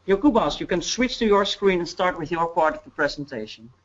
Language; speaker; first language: English; non-native, fluent; Dutch